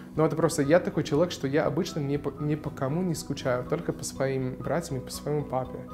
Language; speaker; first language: Russian; non-native, fluent; English